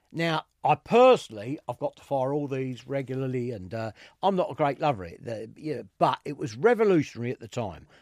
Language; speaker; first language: English; native; English